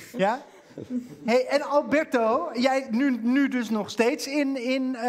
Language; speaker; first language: Dutch; native; Dutch